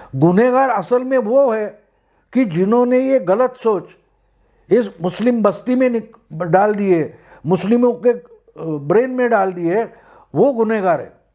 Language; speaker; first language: Hindi; non-native, local second language; Marathi